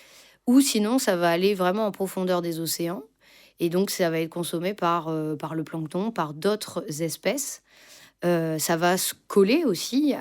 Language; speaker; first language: French; native; French